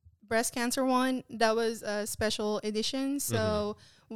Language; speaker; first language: English; non-native, local second language; Filipino